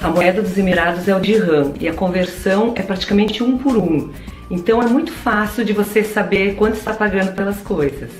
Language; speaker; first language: Portuguese; native; Portuguese